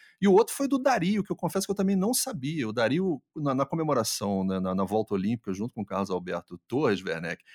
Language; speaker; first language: Portuguese; native; Portuguese